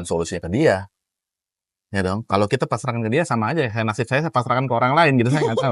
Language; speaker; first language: Indonesian; native; Indonesian